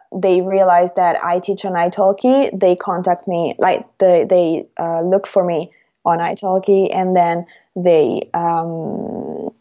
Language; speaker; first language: English; non-native, fluent; Italian